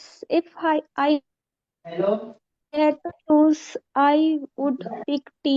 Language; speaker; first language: English; non-native, learner; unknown